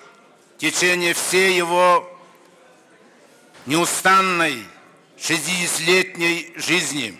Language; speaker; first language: Russian; non-native, local second language; Kyrgyz